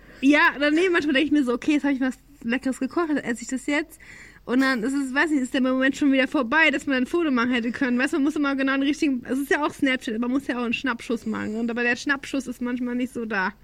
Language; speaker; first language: German; native; German